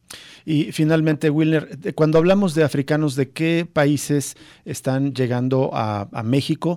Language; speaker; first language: Spanish; native; Spanish